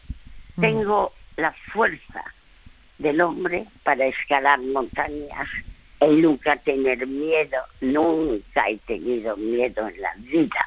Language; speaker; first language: Spanish; early bilingual, other home language; French